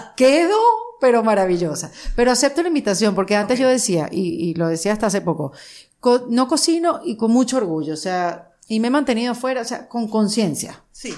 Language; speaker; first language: Spanish; native; Spanish